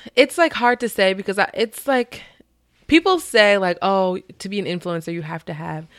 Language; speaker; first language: English; native; English